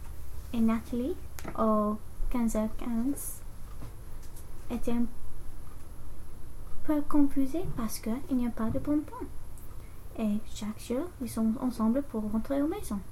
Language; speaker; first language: French; non-native, learner; English